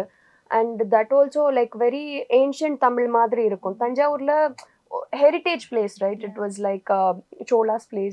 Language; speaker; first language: Tamil; non-native, learner; Telugu